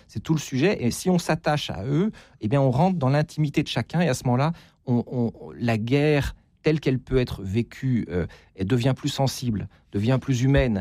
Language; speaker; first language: French; native; French